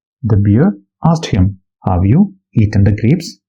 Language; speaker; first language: English; non-native, local second language; Malayalam